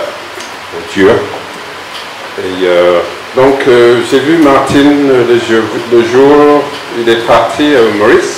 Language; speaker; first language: French; non-native, fluent; English